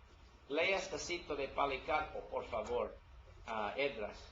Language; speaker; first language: Spanish; non-native, learner; English